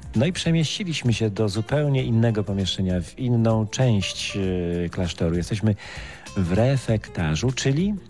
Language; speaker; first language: Polish; native; Polish